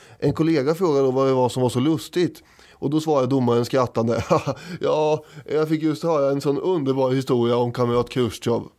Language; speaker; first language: Swedish; native; Swedish